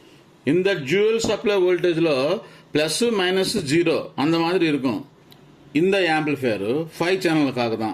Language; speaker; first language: Tamil; non-native, local second language; Telugu